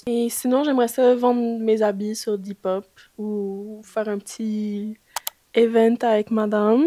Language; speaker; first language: French; native; French